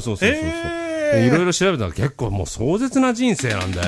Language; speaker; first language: Japanese; native; Japanese